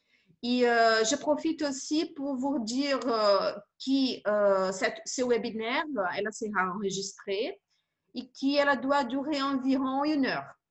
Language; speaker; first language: French; non-native, fluent; Portuguese